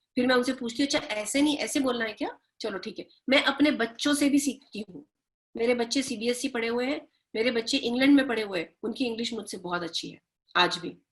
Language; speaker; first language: Hindi; native; Hindi